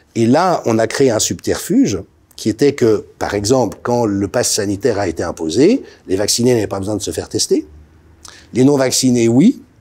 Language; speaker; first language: French; native; French